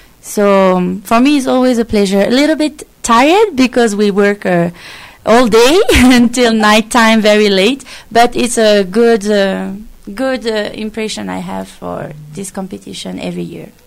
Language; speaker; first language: English; non-native, fluent; French